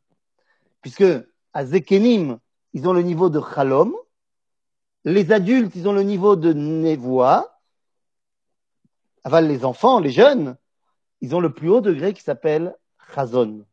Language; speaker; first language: French; native; French